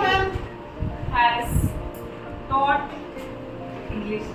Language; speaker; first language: English; non-native, learner; Hindi